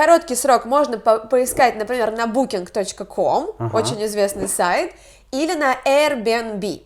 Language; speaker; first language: Russian; native; Russian